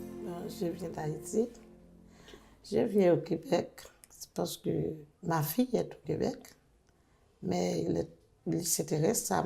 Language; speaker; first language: French; non-native, learner; Haitian Creole